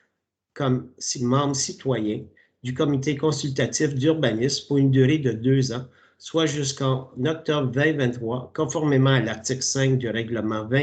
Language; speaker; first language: French; native; French